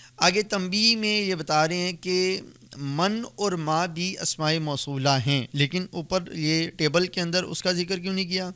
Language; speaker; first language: Urdu; native; Urdu